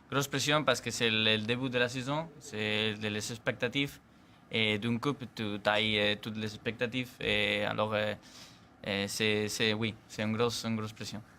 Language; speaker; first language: French; non-native, learner; Spanish